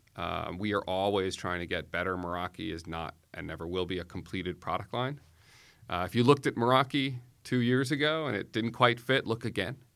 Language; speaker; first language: English; native; English